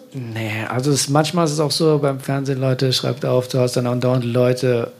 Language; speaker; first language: German; early bilingual, other home language; Persian